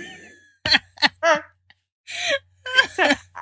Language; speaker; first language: English; native; English